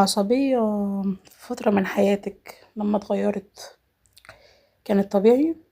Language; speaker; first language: Arabic; native; Arabic